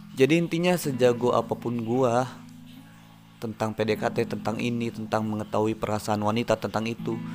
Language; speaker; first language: Indonesian; native; Indonesian